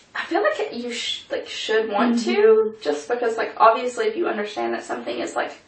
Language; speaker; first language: English; native; English